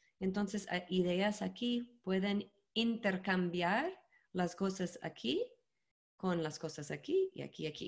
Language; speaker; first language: Spanish; non-native, learner; English